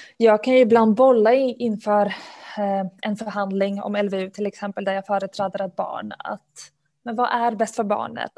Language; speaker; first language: Swedish; early bilingual, other home language; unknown